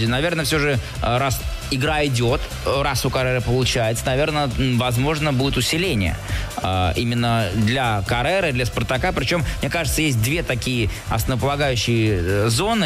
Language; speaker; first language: Russian; native; Russian